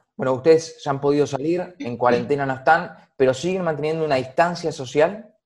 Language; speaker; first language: Spanish; native; Spanish